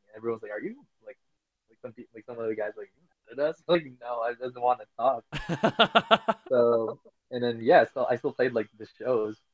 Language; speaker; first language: English; non-native, local second language; Filipino